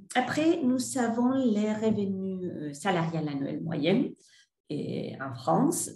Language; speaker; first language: French; non-native, fluent; Spanish